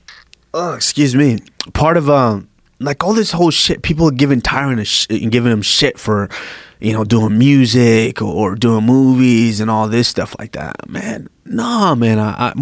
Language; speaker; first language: English; early bilingual, other home language; Yoruba